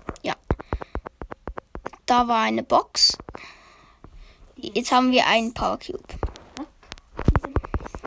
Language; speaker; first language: German; native; German